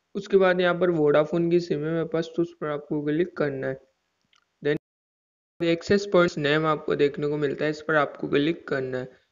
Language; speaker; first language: Hindi; native; Hindi